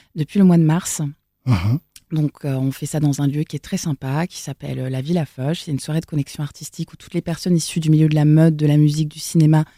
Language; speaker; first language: French; native; French